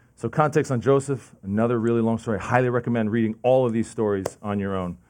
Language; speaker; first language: English; native; English